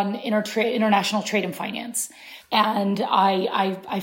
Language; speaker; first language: English; early bilingual, other home language; Arabic